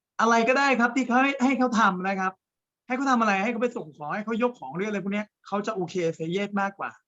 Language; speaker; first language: Thai; native; Thai